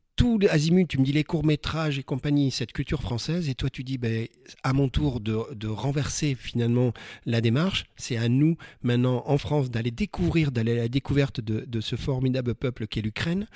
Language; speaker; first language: French; native; French